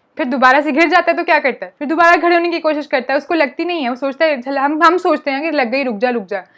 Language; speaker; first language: Hindi; non-native, local second language; Punjabi